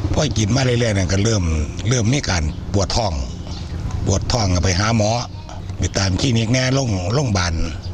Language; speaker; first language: Thai; native; Thai